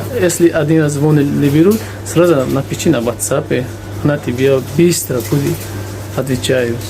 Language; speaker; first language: Russian; non-native, learner; Tajik